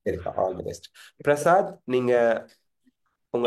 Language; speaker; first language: Tamil; native; Tamil